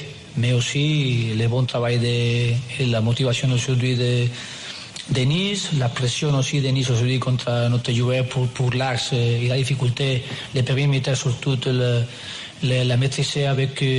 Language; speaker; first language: French; non-native, learner; Spanish